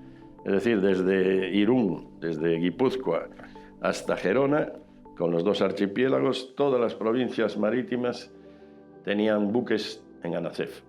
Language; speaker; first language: Spanish; native; Spanish